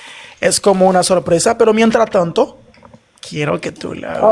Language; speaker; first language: Spanish; non-native, learner; Haitian Creole